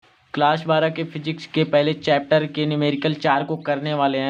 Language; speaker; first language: Hindi; native; Hindi